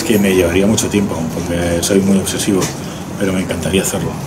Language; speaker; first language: Spanish; native; Spanish